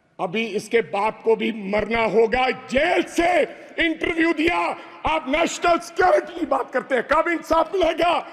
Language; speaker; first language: Hindi; non-native, local second language; Punjabi